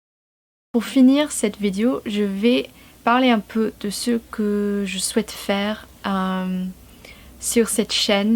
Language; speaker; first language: French; non-native, fluent; English